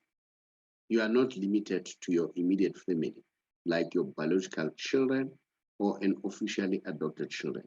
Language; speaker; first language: English; non-native, local second language; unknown